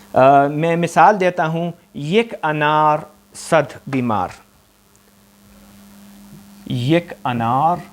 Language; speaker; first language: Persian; non-native, fluent; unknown